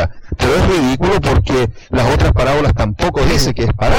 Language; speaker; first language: Spanish; native; Spanish